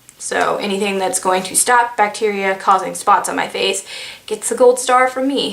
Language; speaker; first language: English; native; English